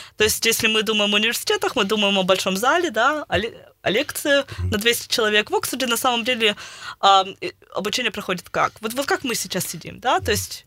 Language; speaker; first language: Russian; early bilingual, heritage; Russian